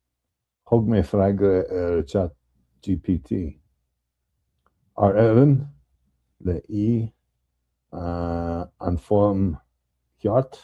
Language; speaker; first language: Irish; non-native, learner; English